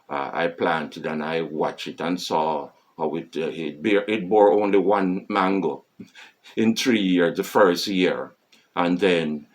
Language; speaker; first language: English; non-native, fluent; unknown